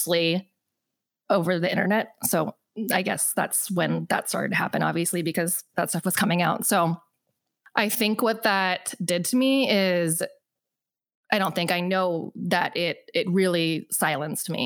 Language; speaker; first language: English; native; English